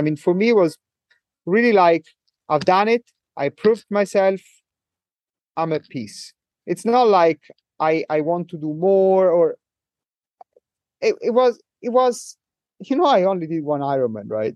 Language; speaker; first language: English; non-native, fluent; Italian